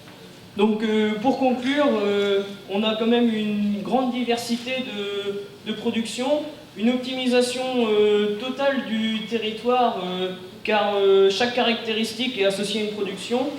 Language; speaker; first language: French; native; French